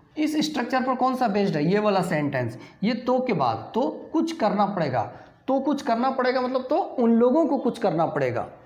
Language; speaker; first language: Hindi; native; Hindi